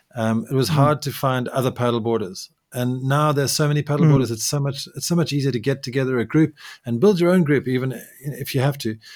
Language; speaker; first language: English; native; English